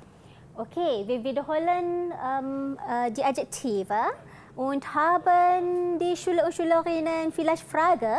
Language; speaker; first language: German; non-native, fluent; Malay